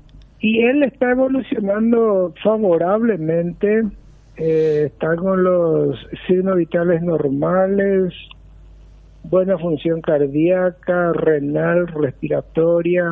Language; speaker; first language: Spanish; native; Spanish